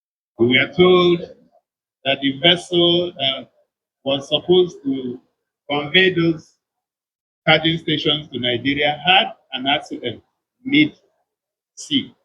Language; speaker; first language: English; non-native, local second language; Igbo